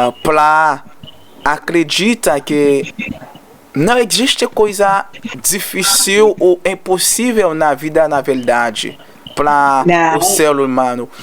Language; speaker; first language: Portuguese; non-native, learner; Haitian Creole